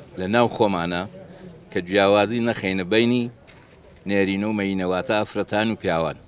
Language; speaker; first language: Central Kurdish; non-native, local second language; Gurani